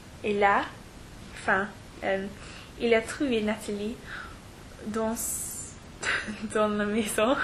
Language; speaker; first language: French; non-native, learner; English